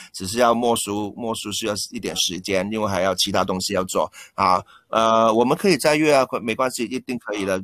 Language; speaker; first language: Chinese; non-native, local second language; Cantonese